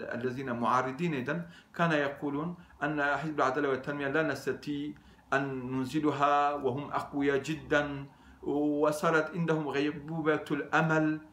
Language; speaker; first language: Arabic; non-native, fluent; Turkish